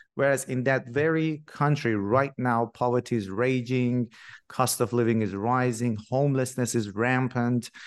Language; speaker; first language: English; non-native, fluent; Persian